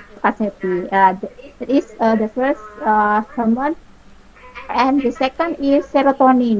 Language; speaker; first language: English; non-native, learner; Indonesian